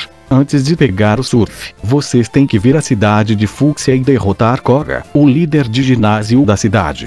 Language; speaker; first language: Portuguese; native; Portuguese